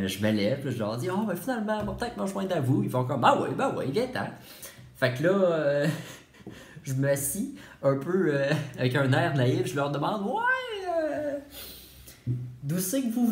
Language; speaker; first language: French; native; French